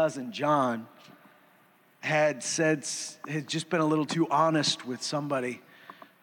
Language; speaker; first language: English; native; English